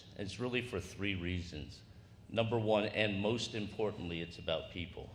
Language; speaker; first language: English; native; English